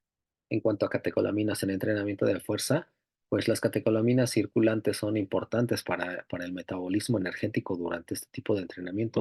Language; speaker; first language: Spanish; native; Spanish